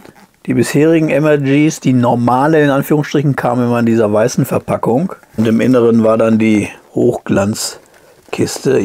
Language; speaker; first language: German; native; German